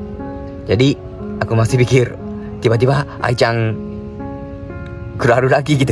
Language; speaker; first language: Indonesian; non-native, fluent; Japanese